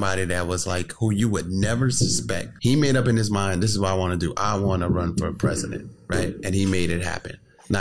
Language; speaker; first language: English; native; English